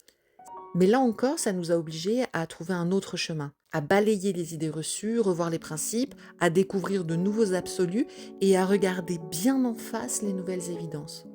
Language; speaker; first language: French; native; French